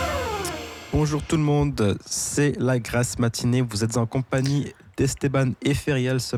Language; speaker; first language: French; native; French